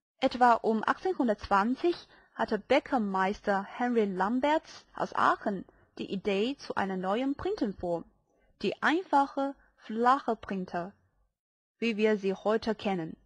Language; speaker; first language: German; non-native, fluent; Chinese